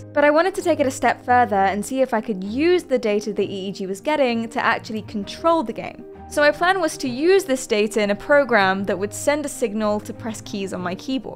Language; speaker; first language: English; native; English